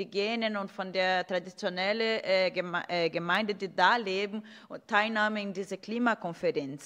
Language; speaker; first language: German; non-native, fluent; Portuguese